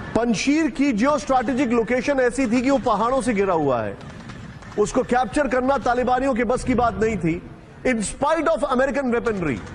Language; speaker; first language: Urdu; non-native, local second language; Punjabi